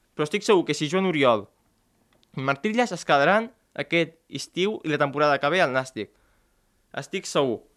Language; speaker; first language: Catalan; native; Catalan